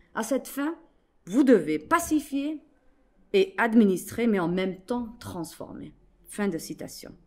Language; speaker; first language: French; non-native, local second language; Arabic